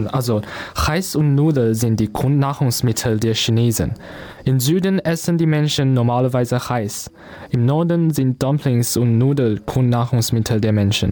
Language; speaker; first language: German; non-native, learner; Chinese